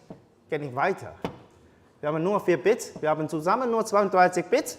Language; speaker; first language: German; non-native, learner; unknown